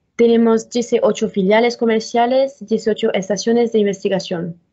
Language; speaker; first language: Spanish; non-native, fluent; French